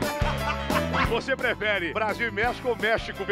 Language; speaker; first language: Portuguese; native; Portuguese